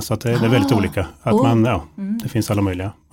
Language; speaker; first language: Swedish; native; Swedish